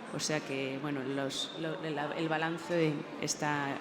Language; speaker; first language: Spanish; non-native, local second language; Galician